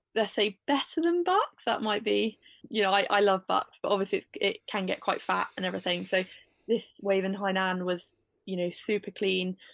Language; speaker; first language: English; native; English